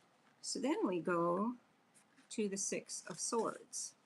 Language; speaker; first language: English; native; English